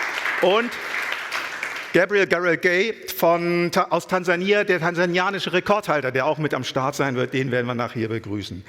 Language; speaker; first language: German; native; German